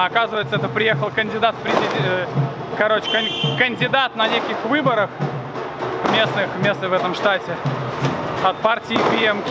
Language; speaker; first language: Russian; native; Russian